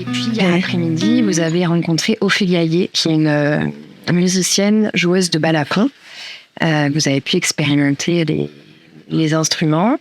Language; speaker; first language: French; native; French